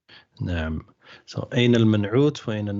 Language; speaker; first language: Arabic; non-native, fluent; English